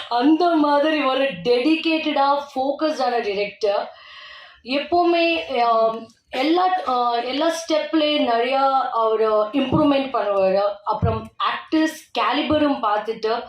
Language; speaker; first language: Tamil; non-native, learner; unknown